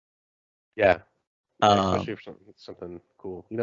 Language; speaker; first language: English; native; English